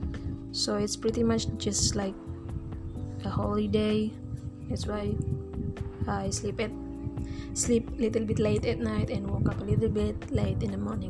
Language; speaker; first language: English; non-native, local second language; Malay